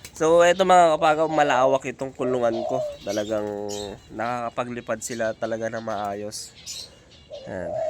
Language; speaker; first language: Filipino; non-native, local second language; Iloko